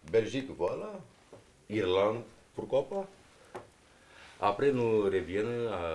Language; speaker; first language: French; non-native, learner; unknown